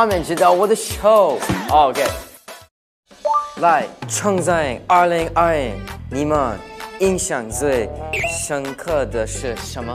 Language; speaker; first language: Chinese; non-native, learner; English